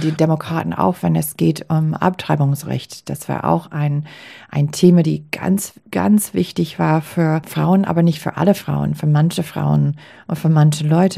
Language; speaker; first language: German; non-native, fluent; English